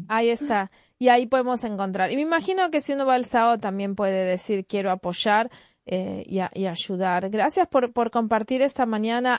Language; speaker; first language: Spanish; native; Spanish